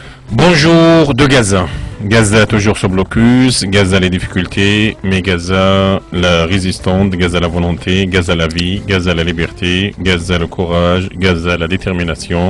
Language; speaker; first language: French; non-native, fluent; Arabic